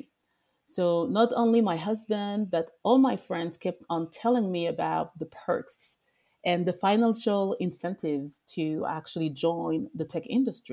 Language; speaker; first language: English; non-native, fluent; French